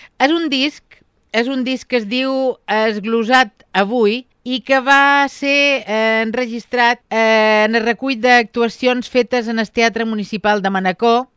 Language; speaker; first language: Catalan; native; Catalan